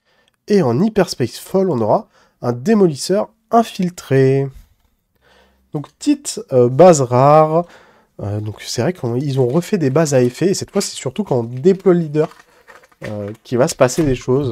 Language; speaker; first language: French; native; French